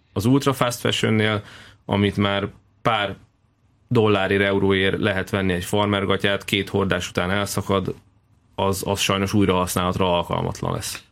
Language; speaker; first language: Hungarian; native; Hungarian